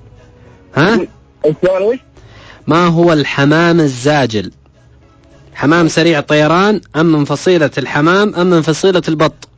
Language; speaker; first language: Arabic; native; Arabic